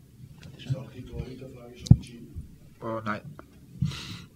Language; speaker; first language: German; native; German